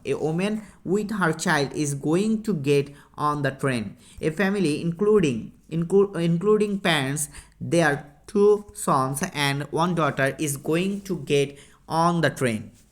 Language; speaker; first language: English; non-native, local second language; Bangla